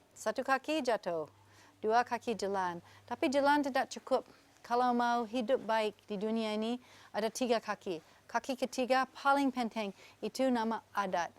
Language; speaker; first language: Indonesian; non-native, fluent; English